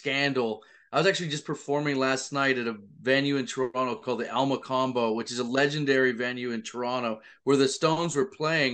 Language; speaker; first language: English; native; English